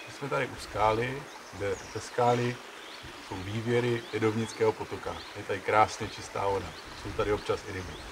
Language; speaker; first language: Czech; native; Czech